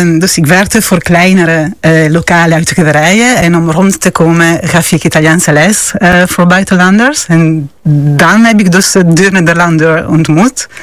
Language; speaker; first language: Dutch; non-native, fluent; Italian